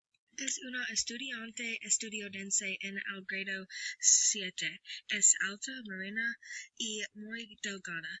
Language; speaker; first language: Spanish; non-native, learner; English